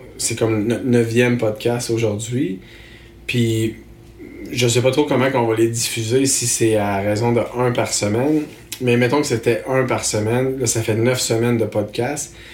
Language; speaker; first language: French; native; French